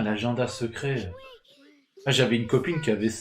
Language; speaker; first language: French; native; French